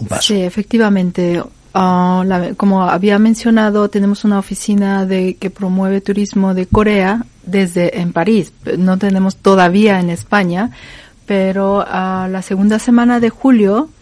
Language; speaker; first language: Spanish; non-native, fluent; Korean